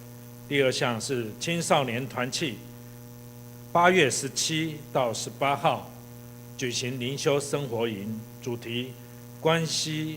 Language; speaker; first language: Chinese; native; Chinese